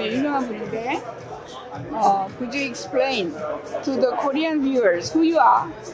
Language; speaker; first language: English; non-native, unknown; Korean